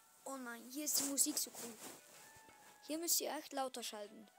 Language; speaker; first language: German; native; German